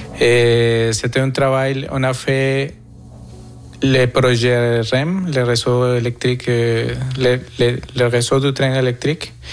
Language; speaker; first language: French; non-native, fluent; Spanish